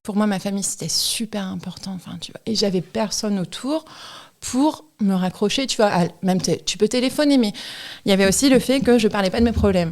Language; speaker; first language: French; native; French